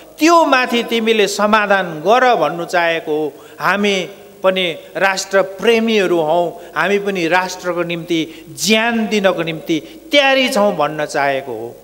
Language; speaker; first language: Nepali; native; Nepali